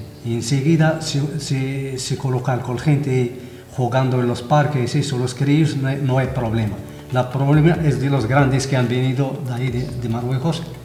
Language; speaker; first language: Spanish; non-native, fluent; Arabic